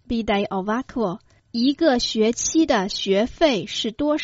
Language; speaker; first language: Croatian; non-native, fluent; Chinese